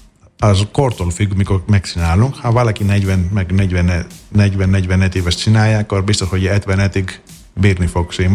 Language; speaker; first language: Hungarian; non-native, fluent; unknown